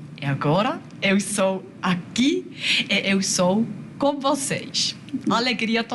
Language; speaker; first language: Portuguese; non-native, learner; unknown